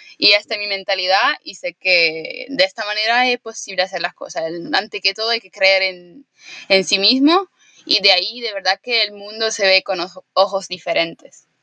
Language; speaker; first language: Spanish; non-native, fluent; Italian